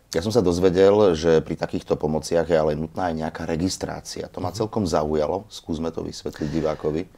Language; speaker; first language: Slovak; native; Slovak